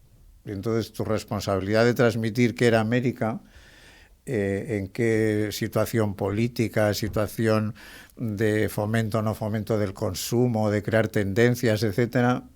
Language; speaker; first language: Spanish; native; Spanish